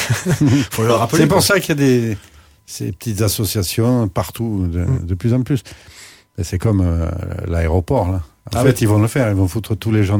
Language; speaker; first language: French; native; French